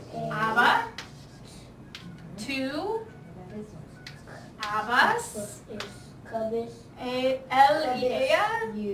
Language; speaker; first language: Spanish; non-native, fluent; English